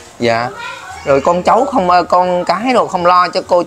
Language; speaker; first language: Vietnamese; native; Vietnamese